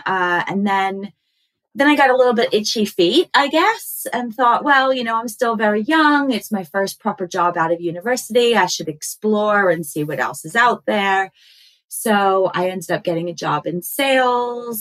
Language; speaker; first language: English; native; English